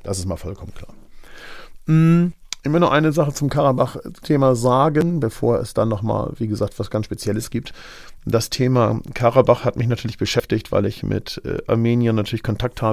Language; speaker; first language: German; native; German